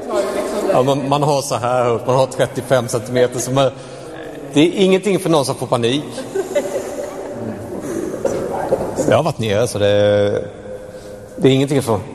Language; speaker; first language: Swedish; native; Swedish